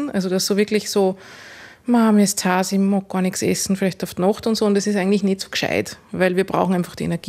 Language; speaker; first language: German; native; German